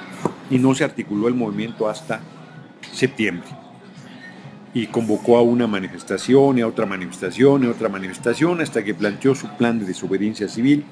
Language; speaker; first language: Spanish; native; Spanish